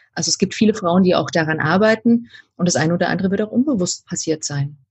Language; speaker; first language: German; native; German